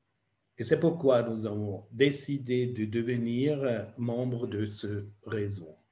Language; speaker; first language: French; non-native, fluent; German